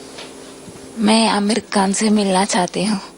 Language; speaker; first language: Hindi; non-native, local second language; Telugu